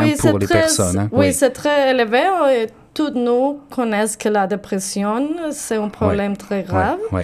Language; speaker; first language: French; non-native, learner; Spanish